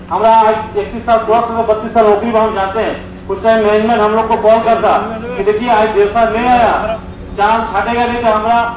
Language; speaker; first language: Hindi; non-native, local second language; Bangla